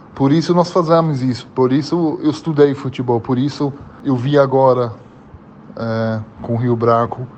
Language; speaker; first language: Portuguese; non-native, fluent; German